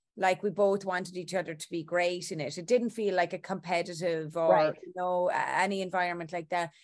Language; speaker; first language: English; native; English